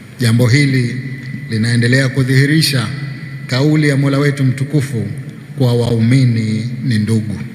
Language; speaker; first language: Swahili; native; Swahili